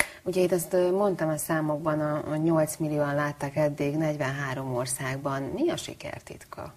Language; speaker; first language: Hungarian; native; Hungarian